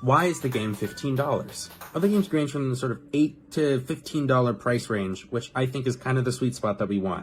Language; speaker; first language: English; native; English